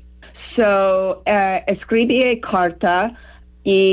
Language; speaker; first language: Spanish; non-native, fluent; English